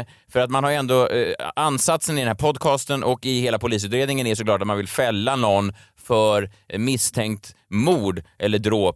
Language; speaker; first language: Swedish; native; Swedish